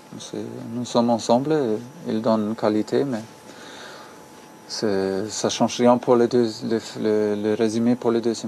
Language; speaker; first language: French; non-native, learner; German